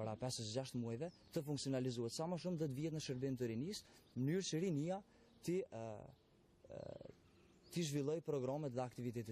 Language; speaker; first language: Albanian; native; Albanian